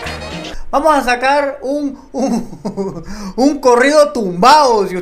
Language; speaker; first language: Spanish; native; Spanish